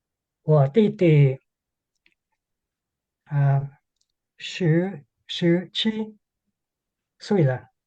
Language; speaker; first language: Chinese; non-native, learner; English